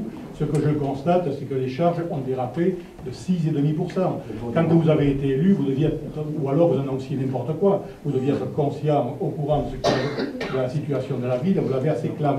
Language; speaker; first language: French; native; French